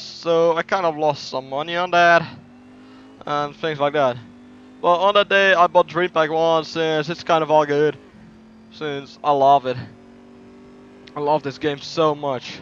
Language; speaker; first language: English; non-native, fluent; Dutch